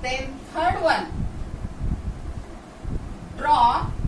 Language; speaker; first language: English; non-native, local second language; Marathi